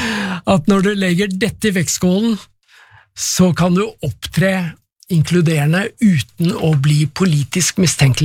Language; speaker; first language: Norwegian; native; Norwegian